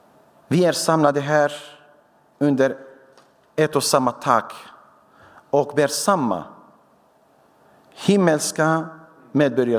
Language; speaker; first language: Swedish; non-native, fluent; Syriac